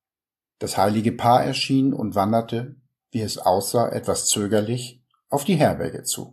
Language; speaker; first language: German; native; German